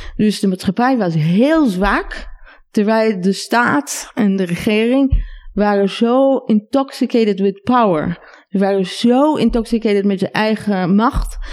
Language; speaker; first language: Dutch; non-native, fluent; Hebrew